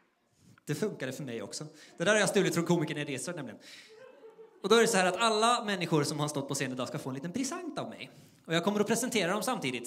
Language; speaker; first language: Swedish; native; Swedish